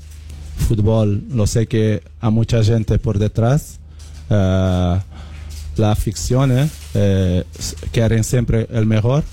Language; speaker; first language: Spanish; non-native, learner; Portuguese